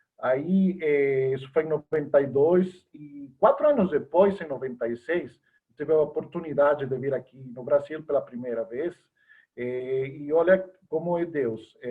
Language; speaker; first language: Portuguese; non-native, fluent; Spanish